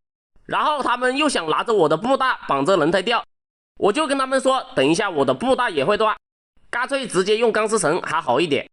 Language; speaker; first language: Chinese; native; Chinese